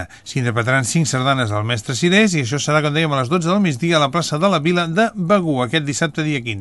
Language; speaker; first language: Catalan; native; Catalan